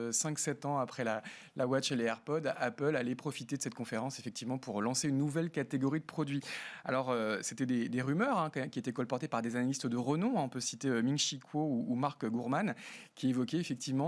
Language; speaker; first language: French; native; French